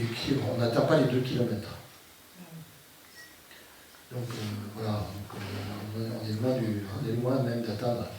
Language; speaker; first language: French; native; French